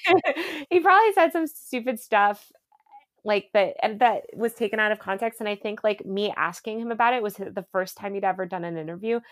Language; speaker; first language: English; native; English